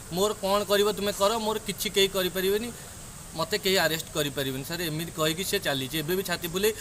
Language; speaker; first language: Odia; native; Odia